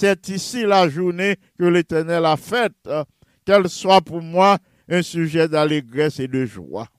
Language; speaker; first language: French; non-native, local second language; Haitian Creole